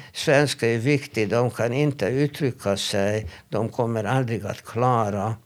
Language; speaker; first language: Swedish; non-native, fluent; Hebrew